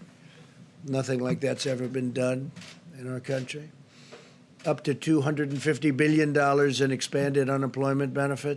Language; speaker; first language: English; native; English